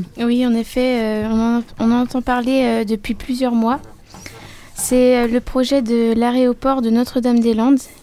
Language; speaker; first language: French; native; French